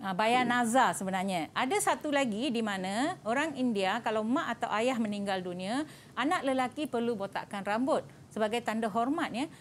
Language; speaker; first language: Malay; non-native, local second language; Tamil